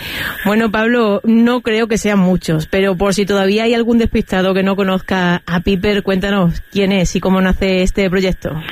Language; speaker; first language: Spanish; native; Spanish